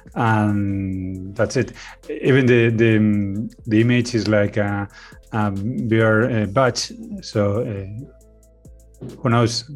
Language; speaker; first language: English; non-native, learner; Spanish